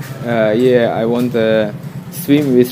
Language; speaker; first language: English; non-native, learner; Russian